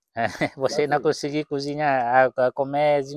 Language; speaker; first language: Portuguese; non-native, learner; Vietnamese